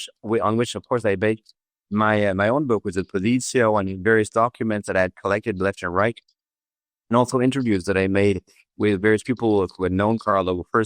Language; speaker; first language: English; non-native, fluent; French